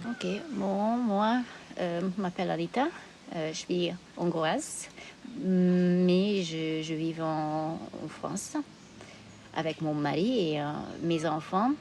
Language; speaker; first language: French; non-native, fluent; Hungarian